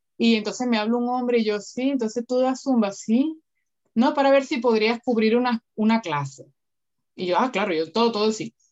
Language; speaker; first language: Spanish; native; Spanish